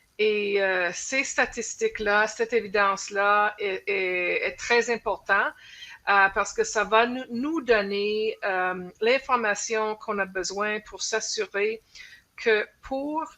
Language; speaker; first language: French; non-native, local second language; English